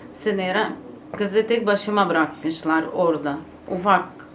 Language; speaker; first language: Turkish; non-native, learner; Ukrainian